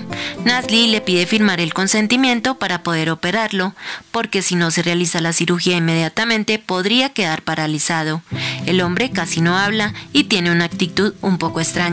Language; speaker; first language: Spanish; native; Spanish